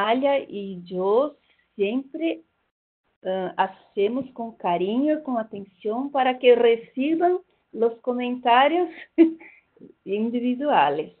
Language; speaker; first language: Spanish; non-native, fluent; Portuguese